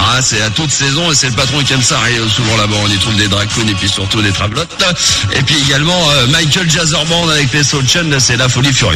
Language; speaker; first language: French; native; French